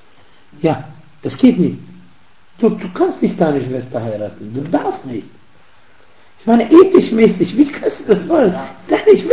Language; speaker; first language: German; non-native, fluent; Arabic